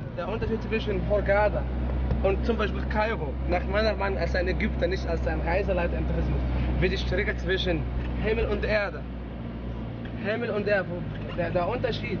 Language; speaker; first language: German; non-native, fluent; Arabic